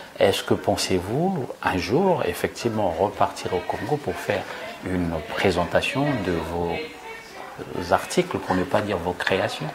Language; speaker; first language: French; non-native, local second language; Lingala